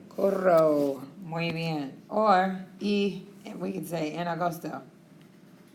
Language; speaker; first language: Spanish; non-native, fluent; English